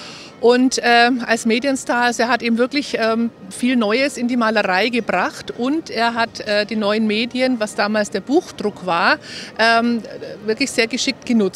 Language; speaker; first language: German; native; German